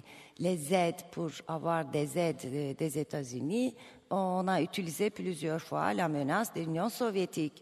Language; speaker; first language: French; non-native, fluent; Turkish